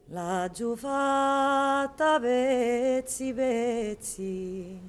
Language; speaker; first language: French; non-native, fluent; Sicilian